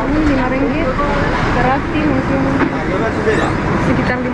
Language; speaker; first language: Indonesian; non-native, learner; English